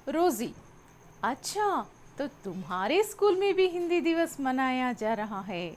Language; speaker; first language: Hindi; non-native, local second language; Telugu